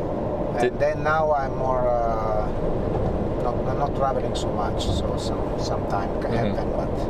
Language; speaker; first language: English; non-native, learner; Italian